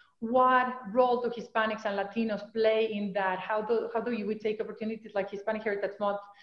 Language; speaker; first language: English; non-native, fluent; Spanish